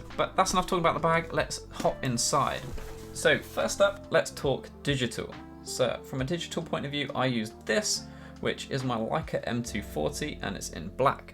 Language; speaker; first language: English; native; English